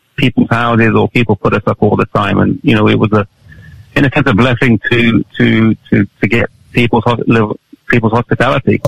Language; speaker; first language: English; native; English